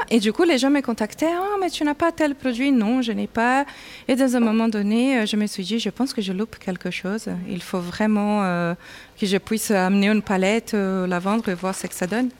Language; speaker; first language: French; non-native, fluent; Portuguese